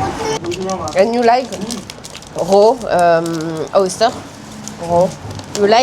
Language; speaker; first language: English; non-native, learner; French